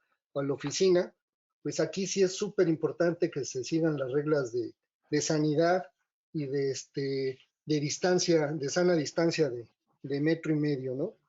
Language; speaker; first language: Spanish; native; Spanish